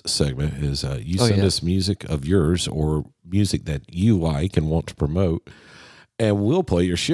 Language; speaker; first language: English; native; English